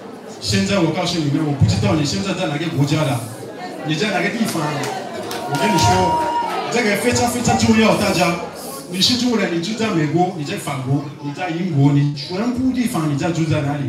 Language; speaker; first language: Chinese; non-native, learner; French